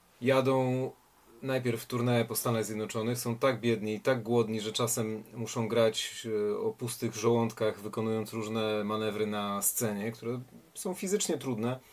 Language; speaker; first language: Polish; native; Polish